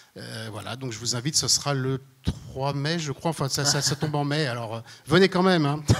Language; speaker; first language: French; native; French